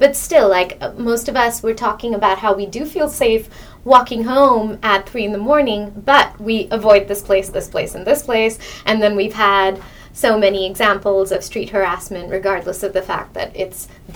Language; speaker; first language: English; non-native, local second language; Hindi